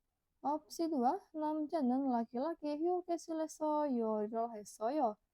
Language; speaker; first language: Korean; non-native, learner; Indonesian